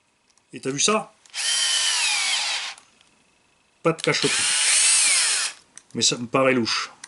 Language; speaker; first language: French; native; French